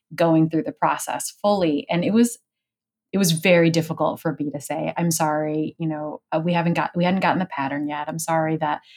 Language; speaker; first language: English; native; English